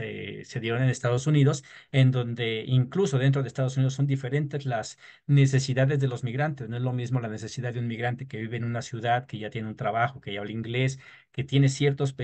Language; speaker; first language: Spanish; native; Spanish